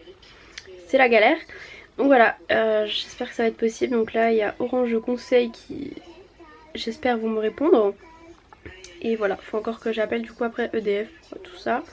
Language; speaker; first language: French; native; French